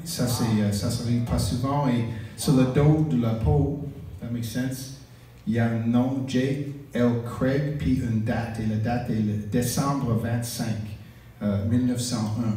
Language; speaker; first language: French; non-native, local second language; English